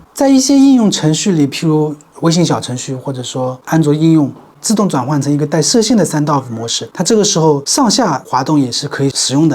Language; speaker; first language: Chinese; native; Chinese